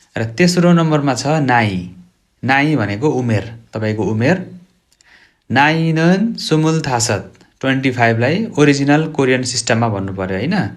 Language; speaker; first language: Nepali; native; Nepali